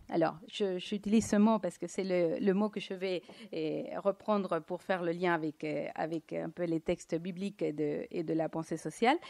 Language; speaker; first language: French; non-native, fluent; Spanish